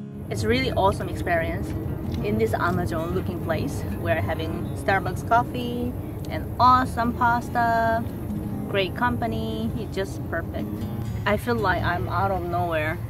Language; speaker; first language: English; non-native, fluent; Korean